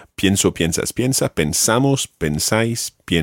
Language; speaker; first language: Spanish; non-native, fluent; English